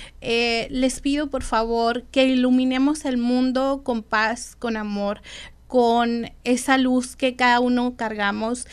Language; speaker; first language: Spanish; native; Spanish